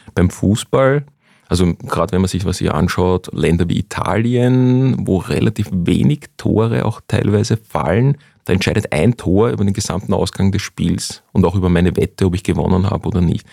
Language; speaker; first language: German; native; German